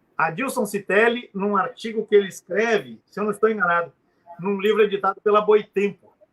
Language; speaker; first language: Portuguese; native; Portuguese